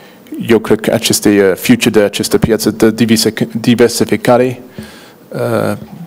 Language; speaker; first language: Romanian; non-native, learner; English